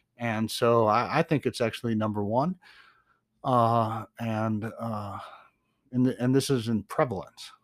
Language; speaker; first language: English; native; English